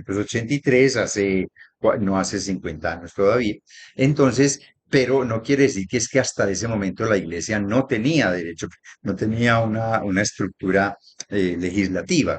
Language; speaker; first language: Spanish; native; Spanish